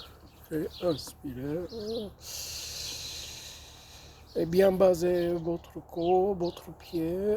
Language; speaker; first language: French; non-native, fluent; Japanese